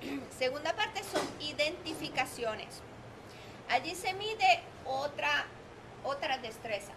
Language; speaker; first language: Spanish; non-native, fluent; Italian